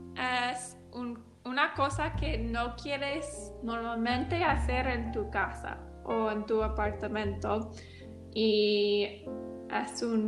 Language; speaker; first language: Spanish; non-native, learner; English